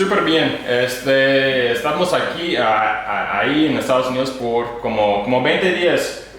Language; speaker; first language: Spanish; non-native, learner; English